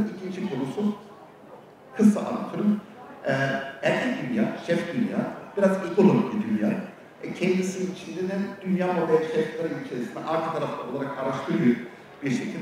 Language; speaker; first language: Turkish; non-native, learner; German